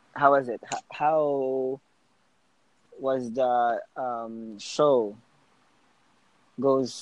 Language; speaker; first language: English; non-native, local second language; Filipino